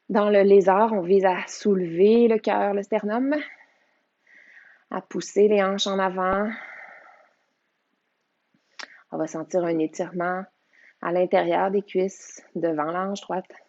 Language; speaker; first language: French; native; French